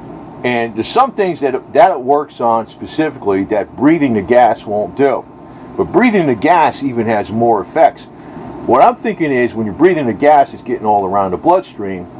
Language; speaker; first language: English; native; English